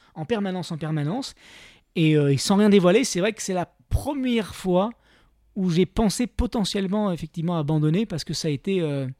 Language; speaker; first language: French; native; French